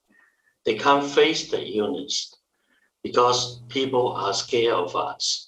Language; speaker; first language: English; non-native, fluent; Chinese